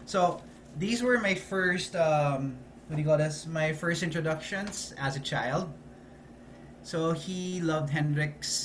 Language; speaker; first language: English; non-native, local second language; Filipino